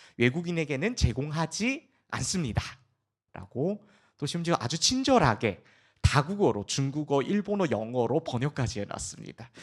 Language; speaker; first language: Korean; early bilingual, heritage; Korean